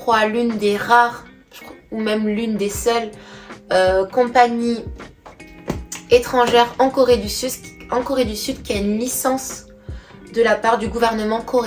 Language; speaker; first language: French; native; French